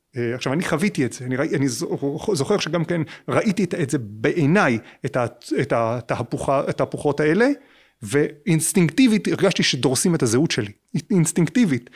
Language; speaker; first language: Hebrew; native; Hebrew